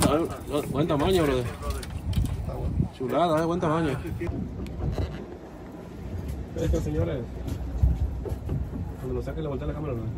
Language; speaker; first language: Spanish; native; Spanish